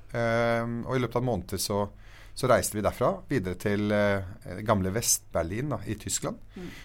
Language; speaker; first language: Norwegian; early bilingual, other home language; Arabic